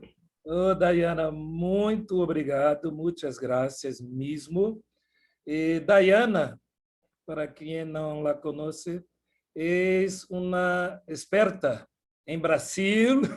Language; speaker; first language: Portuguese; non-native, fluent; Spanish